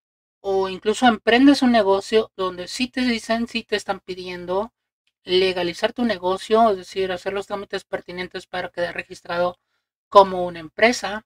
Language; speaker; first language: Spanish; native; Spanish